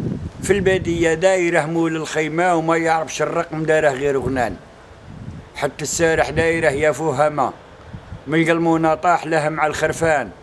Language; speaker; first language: Arabic; native; Arabic